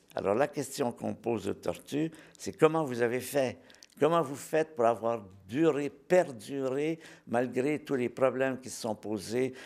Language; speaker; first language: French; native; French